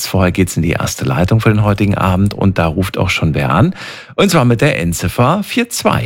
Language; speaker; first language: German; native; German